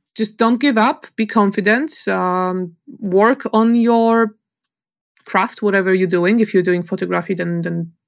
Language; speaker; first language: English; non-native, fluent; Polish